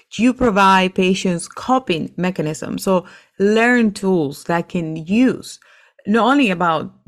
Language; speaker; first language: English; non-native, fluent; Spanish